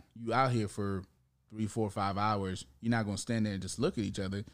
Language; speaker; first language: English; early bilingual, other home language; Haitian Creole